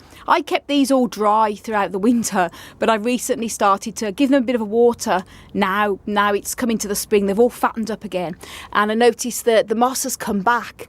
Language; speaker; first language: English; native; English